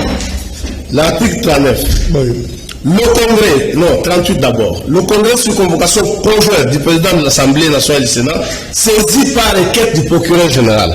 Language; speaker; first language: French; non-native, local second language; Lingala